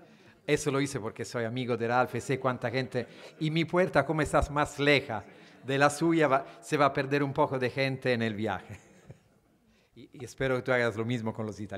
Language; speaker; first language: Spanish; non-native, fluent; Italian